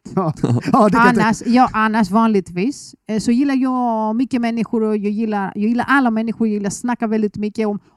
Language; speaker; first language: Swedish; non-native, fluent; Greek